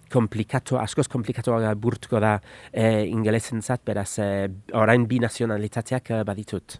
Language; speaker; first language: Basque; non-native, fluent; English